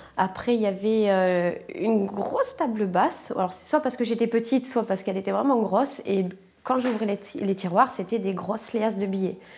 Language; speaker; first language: French; native; French